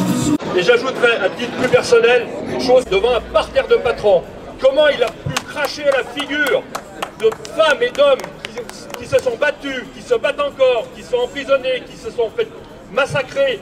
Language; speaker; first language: French; native; French